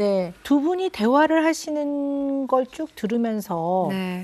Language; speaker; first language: Korean; native; Korean